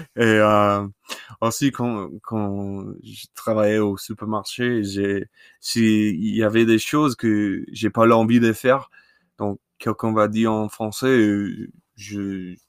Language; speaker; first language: French; non-native, learner; English